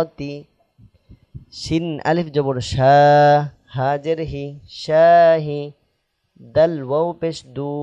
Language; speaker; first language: Bangla; native; Bangla